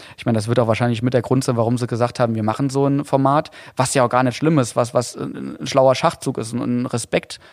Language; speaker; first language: German; native; German